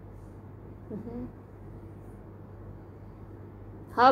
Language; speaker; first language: English; non-native, learner; Indonesian